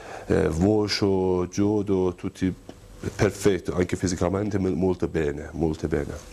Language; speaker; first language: Italian; non-native, learner; Persian